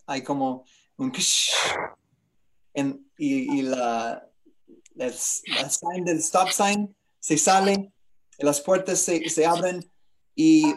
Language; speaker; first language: Spanish; non-native, learner; English